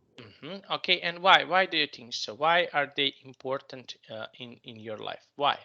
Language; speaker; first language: English; non-native, fluent; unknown